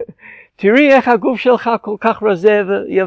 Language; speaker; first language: Hebrew; non-native, fluent; English